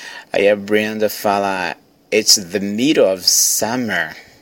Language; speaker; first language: English; non-native, fluent; Portuguese